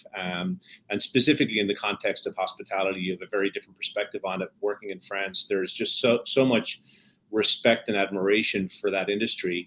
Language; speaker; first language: English; native; English